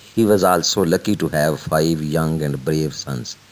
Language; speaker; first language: English; non-native, local second language; Urdu